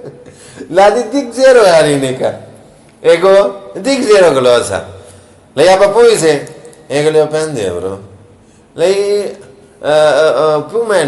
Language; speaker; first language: Greek; non-native, learner; Punjabi